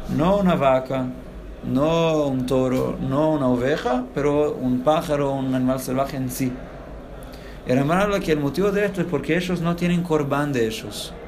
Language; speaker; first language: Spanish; non-native, fluent; Portuguese